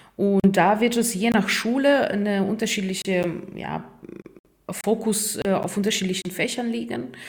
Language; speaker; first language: German; non-native, fluent; Russian